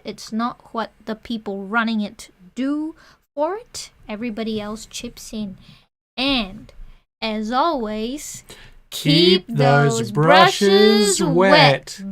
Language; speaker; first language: English; native; English